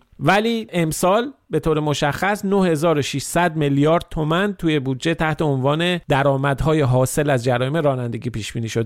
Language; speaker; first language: Persian; native; Persian